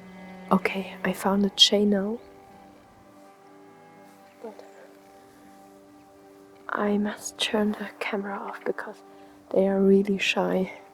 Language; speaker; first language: English; non-native, learner; German